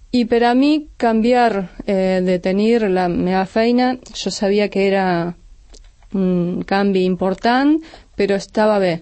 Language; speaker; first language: Catalan; non-native, fluent; Spanish